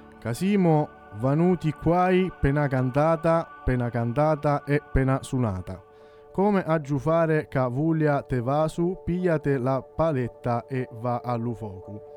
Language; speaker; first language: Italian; native; Italian